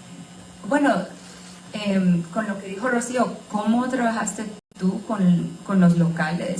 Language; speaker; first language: Spanish; early bilingual, heritage; Spanish